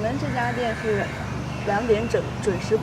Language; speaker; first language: Chinese; native; Chinese